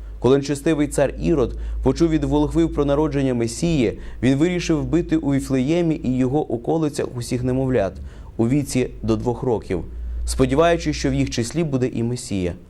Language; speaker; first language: Ukrainian; native; Ukrainian